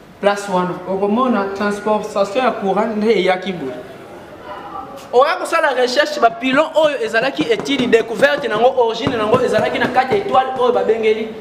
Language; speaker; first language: Lingala; non-native, local second language; Kongo